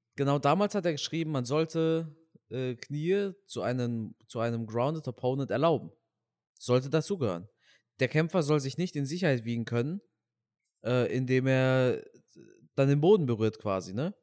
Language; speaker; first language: German; native; German